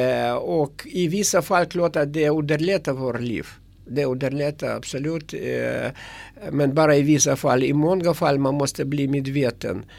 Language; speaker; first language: Swedish; non-native, fluent; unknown